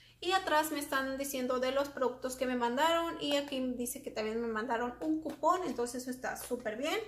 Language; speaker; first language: Spanish; native; Spanish